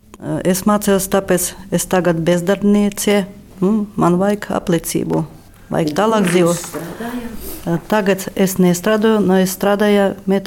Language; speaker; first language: Latvian; non-native, learner; Russian